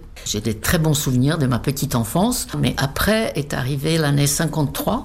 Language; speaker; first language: French; non-native, fluent; Czech